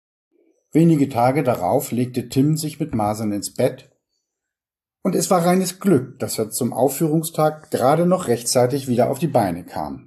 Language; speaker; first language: German; native; German